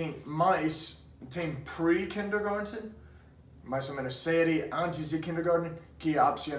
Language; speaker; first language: Portuguese; non-native, fluent; English